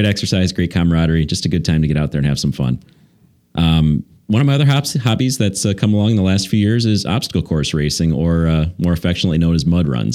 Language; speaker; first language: English; native; English